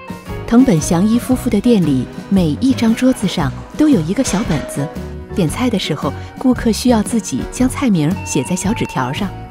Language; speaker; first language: Chinese; native; Chinese